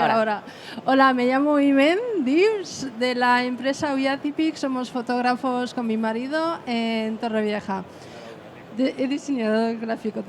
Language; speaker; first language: Spanish; non-native, fluent; French